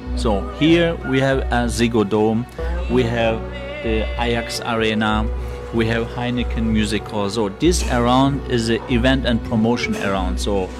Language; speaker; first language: English; non-native, fluent; Turkish